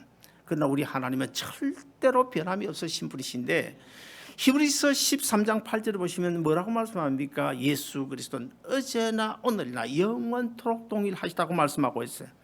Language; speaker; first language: Korean; native; Korean